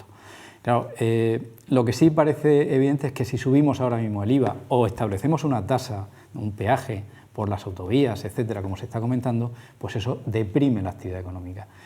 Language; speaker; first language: Spanish; native; Spanish